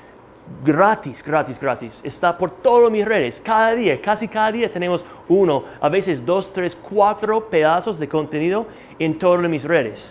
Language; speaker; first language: Spanish; non-native, fluent; English